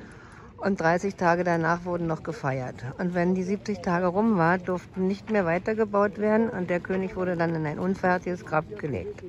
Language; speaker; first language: German; native; German